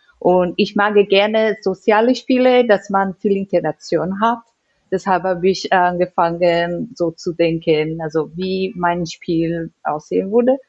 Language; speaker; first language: German; non-native, learner; Portuguese